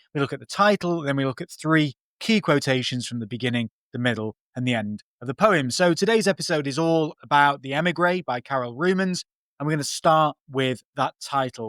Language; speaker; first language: English; native; English